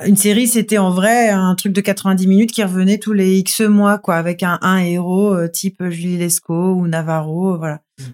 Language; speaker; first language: French; native; French